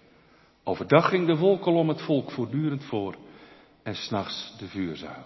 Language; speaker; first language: Dutch; native; Dutch